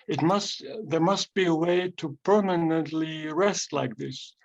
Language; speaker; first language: English; non-native, fluent; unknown